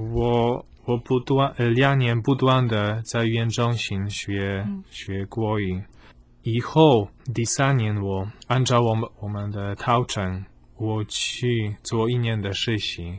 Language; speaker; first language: Chinese; non-native, fluent; Polish